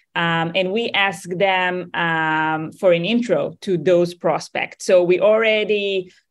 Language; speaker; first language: English; non-native, fluent; Hebrew